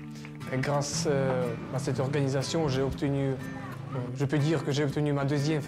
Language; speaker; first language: French; non-native, fluent; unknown